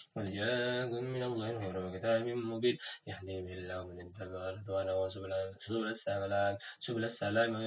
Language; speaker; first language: Arabic; non-native, learner; Indonesian